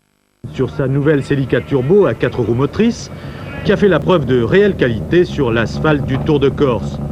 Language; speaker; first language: French; native; French